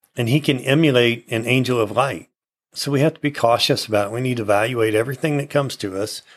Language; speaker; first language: English; native; English